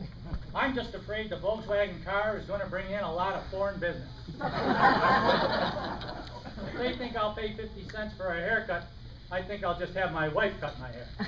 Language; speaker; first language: English; native; English